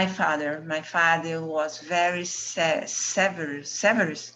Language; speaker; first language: English; non-native, learner; Portuguese